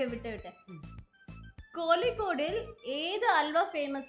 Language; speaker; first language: Malayalam; non-native, learner; Tamil